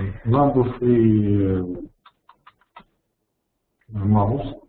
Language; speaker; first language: English; non-native, learner; Russian